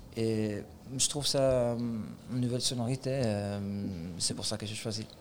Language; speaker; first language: French; non-native, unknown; Albanian